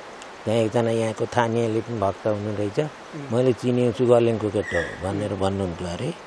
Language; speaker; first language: Nepali; native; Nepali